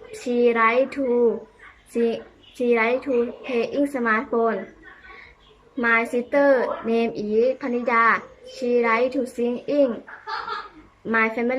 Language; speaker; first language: English; non-native, learner; Thai